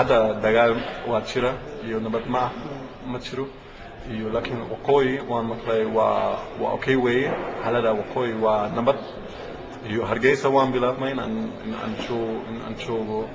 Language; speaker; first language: Somali; non-native, learner; German